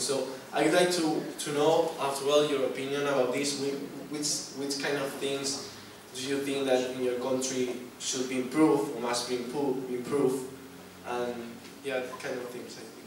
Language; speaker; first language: English; non-native, learner; Spanish